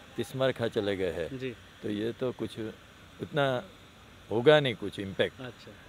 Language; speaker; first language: Hindi; non-native, local second language; Gujarati